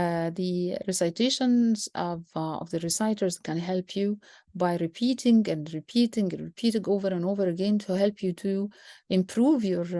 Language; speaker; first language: English; non-native, fluent; Arabic